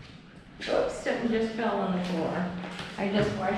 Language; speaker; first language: English; native; English